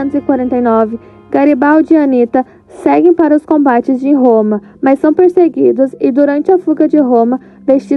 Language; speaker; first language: Portuguese; native; Portuguese